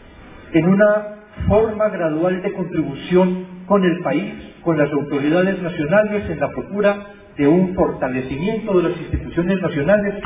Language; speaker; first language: Spanish; native; Spanish